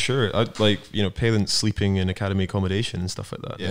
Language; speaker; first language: English; native; English